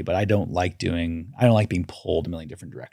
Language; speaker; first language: English; native; English